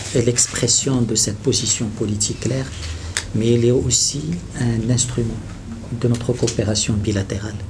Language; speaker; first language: French; non-native, local second language; Arabic